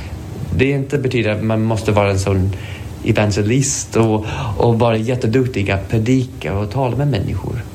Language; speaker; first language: Swedish; non-native, fluent; English